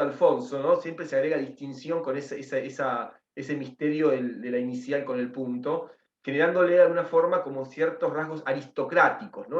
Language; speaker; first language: Spanish; native; Spanish